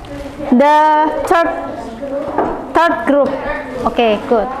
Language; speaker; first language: English; non-native, fluent; Indonesian